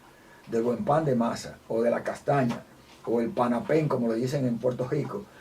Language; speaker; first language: Spanish; native; Spanish